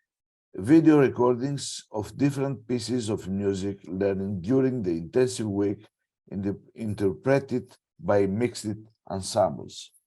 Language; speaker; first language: English; non-native, fluent; Greek